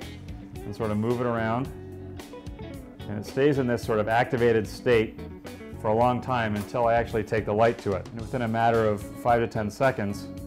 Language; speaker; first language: English; native; English